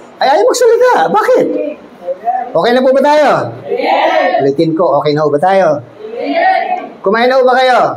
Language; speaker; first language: Filipino; native; Filipino